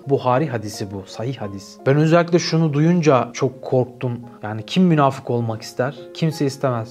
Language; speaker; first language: Turkish; native; Turkish